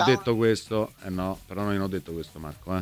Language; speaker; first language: Italian; native; Italian